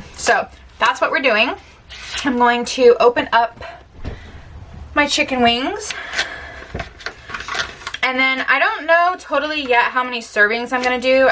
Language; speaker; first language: English; native; English